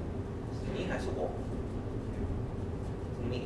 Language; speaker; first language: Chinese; non-native, fluent; English